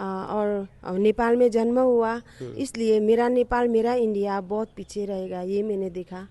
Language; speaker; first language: Hindi; non-native, learner; Nepali